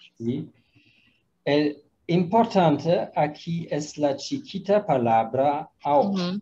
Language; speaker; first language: Spanish; non-native, fluent; German